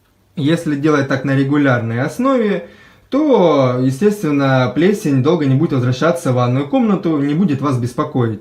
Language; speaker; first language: Russian; native; Russian